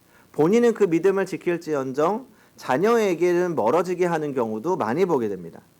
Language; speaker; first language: Korean; native; Korean